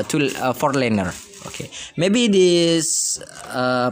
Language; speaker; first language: English; non-native, learner; Indonesian